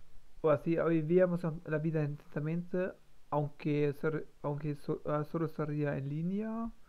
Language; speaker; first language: Spanish; non-native, learner; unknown